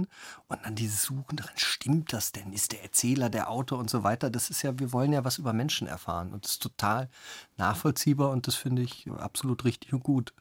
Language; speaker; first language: German; native; German